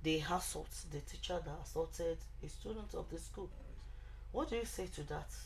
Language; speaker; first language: English; non-native, local second language; Yoruba